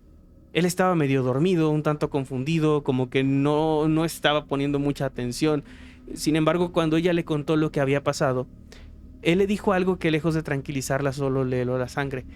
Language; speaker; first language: Spanish; native; Spanish